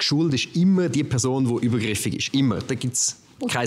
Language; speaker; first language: German; native; German